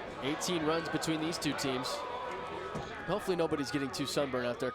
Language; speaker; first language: English; native; English